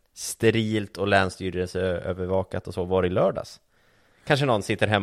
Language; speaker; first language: Swedish; native; Swedish